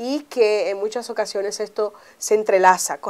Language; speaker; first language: Spanish; native; Spanish